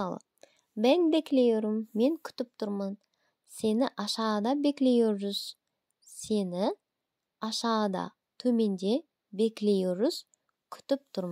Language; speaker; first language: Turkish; non-native, fluent; Kazakh